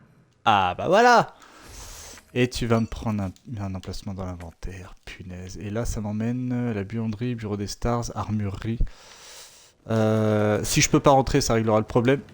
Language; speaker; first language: French; native; French